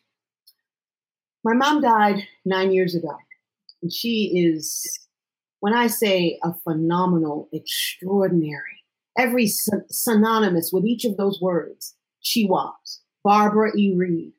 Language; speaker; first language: English; native; English